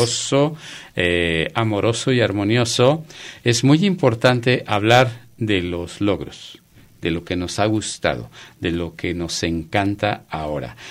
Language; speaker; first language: Spanish; native; Spanish